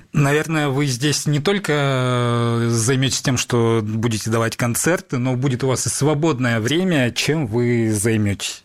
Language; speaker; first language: Russian; native; Russian